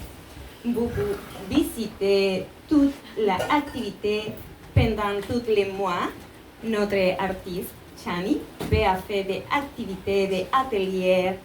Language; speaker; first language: French; non-native, learner; Spanish